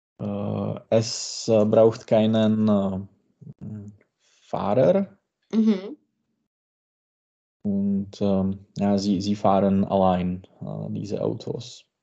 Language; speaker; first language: German; non-native, learner; Czech